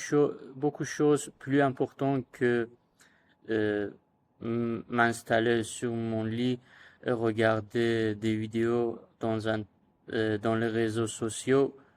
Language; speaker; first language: French; non-native, learner; Persian